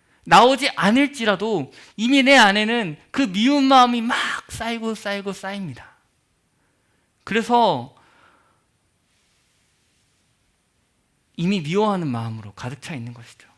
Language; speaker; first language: Korean; native; Korean